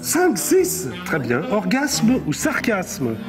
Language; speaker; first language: French; native; French